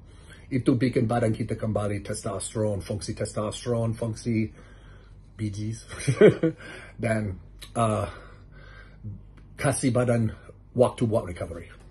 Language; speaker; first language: Indonesian; non-native, learner; English